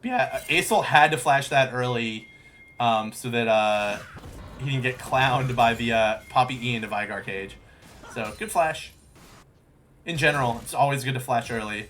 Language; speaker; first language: English; native; English